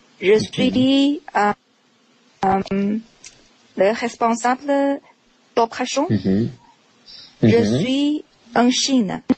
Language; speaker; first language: French; non-native, learner; Chinese